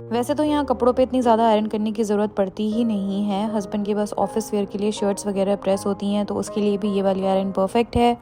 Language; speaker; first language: Urdu; native; Urdu